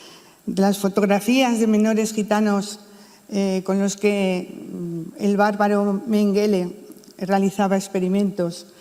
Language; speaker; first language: Spanish; native; Spanish